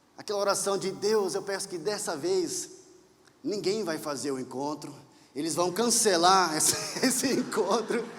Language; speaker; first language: Portuguese; native; Portuguese